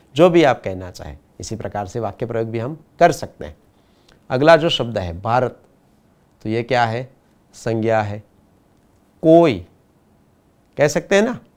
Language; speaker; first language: Hindi; non-native, local second language; Gujarati